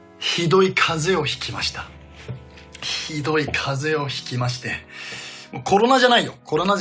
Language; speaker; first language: Japanese; non-native, fluent; Danish